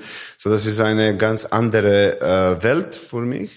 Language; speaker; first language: German; non-native, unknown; Serbian